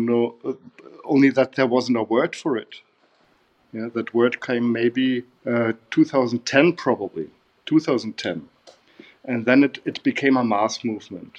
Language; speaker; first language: English; non-native, fluent; German